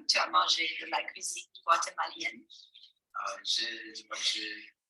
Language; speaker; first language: French; non-native, learner; Spanish